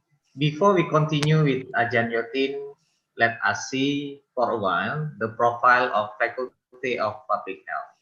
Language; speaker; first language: English; non-native, local second language; Indonesian